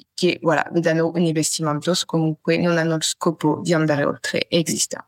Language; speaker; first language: French; native; French